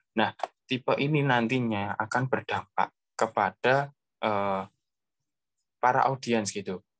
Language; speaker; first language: Indonesian; native; Indonesian